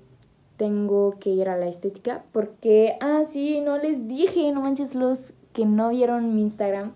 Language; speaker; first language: Spanish; non-native, learner; French